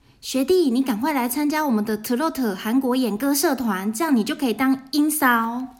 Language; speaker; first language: Chinese; native; Chinese